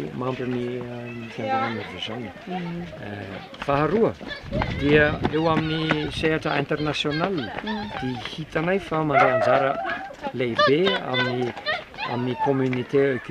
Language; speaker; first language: Malagasy; non-native, fluent; Norwegian